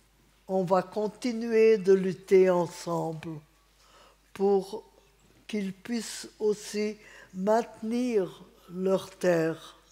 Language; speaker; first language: French; non-native, fluent; Hungarian